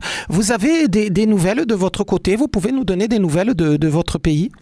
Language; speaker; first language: French; native; French